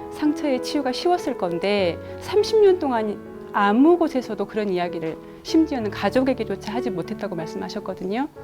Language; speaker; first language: Korean; non-native, learner; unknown